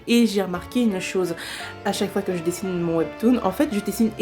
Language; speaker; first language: French; native; French